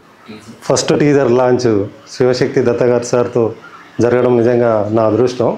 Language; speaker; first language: Telugu; native; Telugu